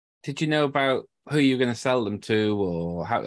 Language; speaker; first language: English; native; English